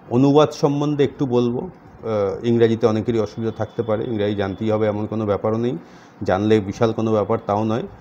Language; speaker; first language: Bangla; native; Bangla